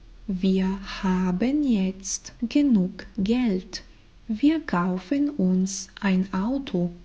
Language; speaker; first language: German; non-native, fluent; Bulgarian